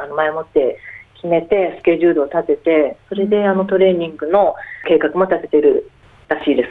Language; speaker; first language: Japanese; native; Japanese